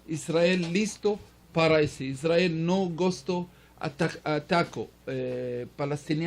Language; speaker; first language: Spanish; non-native, learner; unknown